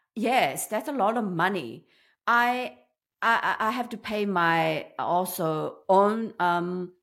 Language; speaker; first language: English; non-native, learner; Chinese